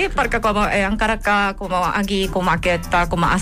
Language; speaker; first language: Catalan; non-native, learner; Japanese